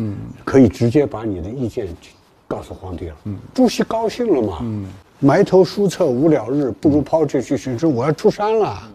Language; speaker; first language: Chinese; native; Chinese